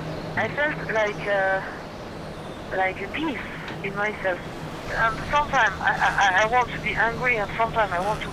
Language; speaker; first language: English; non-native, learner; French